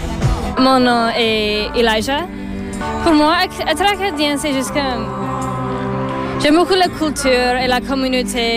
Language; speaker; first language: French; non-native, local second language; English